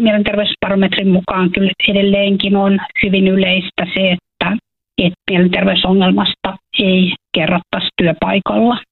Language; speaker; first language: Finnish; native; Finnish